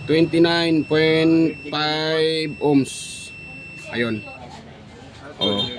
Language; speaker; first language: Filipino; non-native, local second language; Cebuano